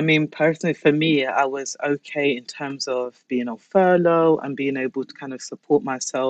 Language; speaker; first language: English; native; English